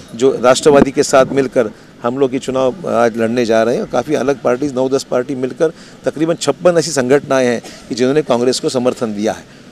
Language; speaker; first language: Hindi; non-native, local second language; Marathi